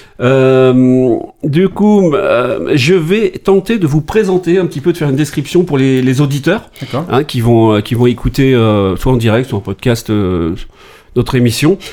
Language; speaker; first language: French; native; French